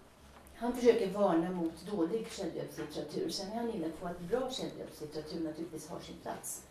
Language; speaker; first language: Swedish; native; Swedish